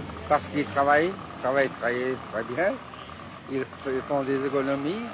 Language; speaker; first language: French; non-native, fluent; Chinese